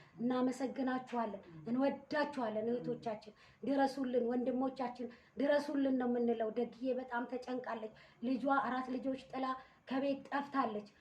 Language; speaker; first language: Amharic; native; Amharic